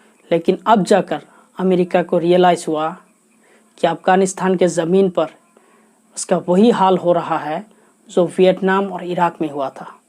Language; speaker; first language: Hindi; non-native, local second language; Assamese